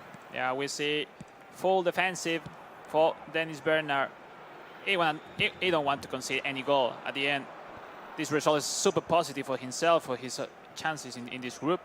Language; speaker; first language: English; non-native, fluent; Spanish